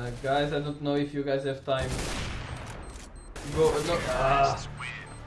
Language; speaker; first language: English; non-native, learner; Portuguese